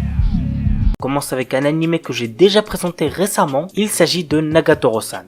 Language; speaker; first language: French; native; French